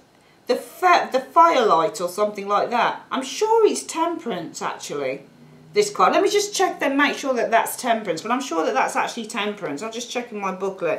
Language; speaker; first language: English; native; English